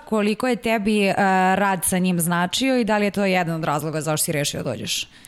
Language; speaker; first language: Serbian; native; Serbian